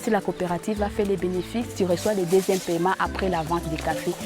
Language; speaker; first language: French; non-native, local second language; Rundi